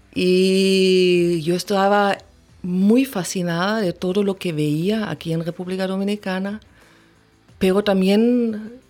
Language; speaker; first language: Spanish; non-native, fluent; German